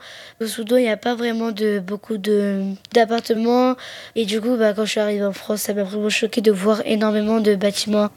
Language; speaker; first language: French; early bilingual, other home language; Arabic